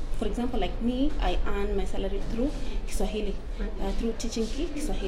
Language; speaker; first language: English; non-native, local second language; Swahili